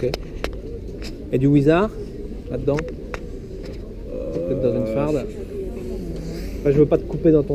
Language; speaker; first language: French; native; French